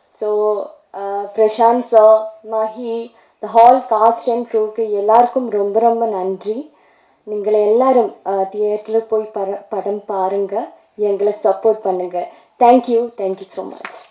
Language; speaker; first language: Tamil; non-native, learner; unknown